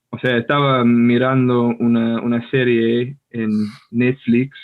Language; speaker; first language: Spanish; non-native, fluent; English